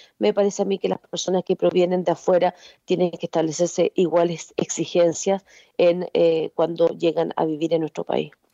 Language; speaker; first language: Spanish; native; Spanish